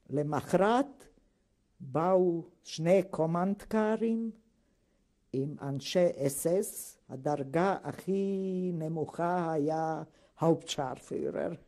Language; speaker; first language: Hebrew; non-native, fluent; Hungarian